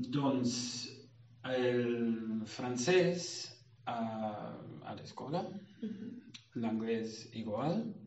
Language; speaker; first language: Catalan; non-native, fluent; German